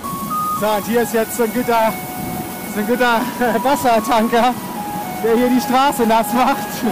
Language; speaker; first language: German; native; German